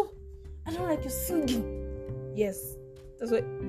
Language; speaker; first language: English; non-native, local second language; Igbo